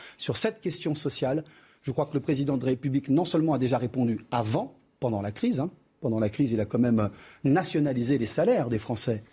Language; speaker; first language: French; early bilingual, other home language; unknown